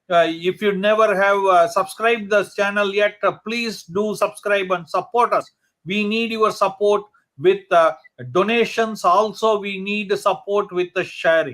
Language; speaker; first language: English; non-native, local second language; Hindi